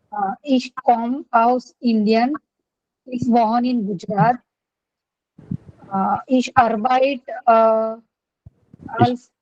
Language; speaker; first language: German; non-native, learner; Gujarati